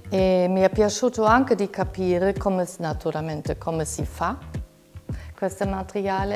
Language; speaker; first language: Italian; non-native, fluent; German